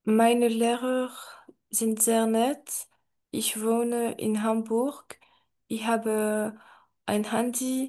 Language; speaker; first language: German; non-native, learner; French